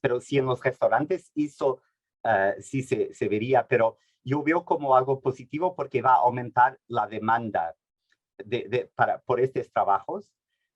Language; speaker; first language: Spanish; non-native, fluent; Portuguese